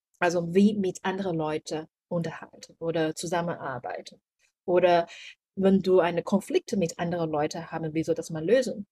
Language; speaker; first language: German; non-native, learner; Chinese